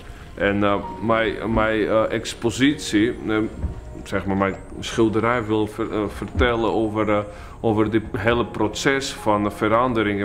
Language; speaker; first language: Dutch; non-native, fluent; Georgian